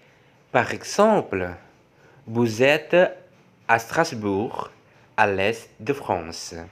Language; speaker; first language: French; non-native, fluent; Javanese